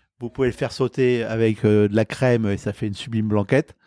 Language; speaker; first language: French; native; French